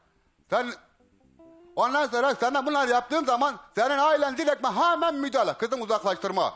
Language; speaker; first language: Turkish; native; Turkish